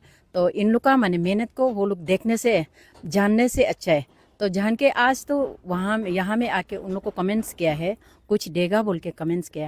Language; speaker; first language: Hindi; non-native, local second language; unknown